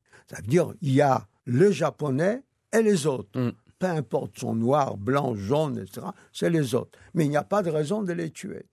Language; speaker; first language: French; non-native, fluent; Yiddish